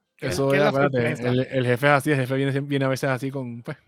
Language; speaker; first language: Spanish; native; Spanish